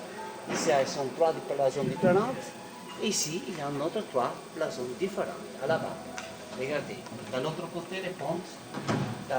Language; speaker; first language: French; non-native, fluent; Italian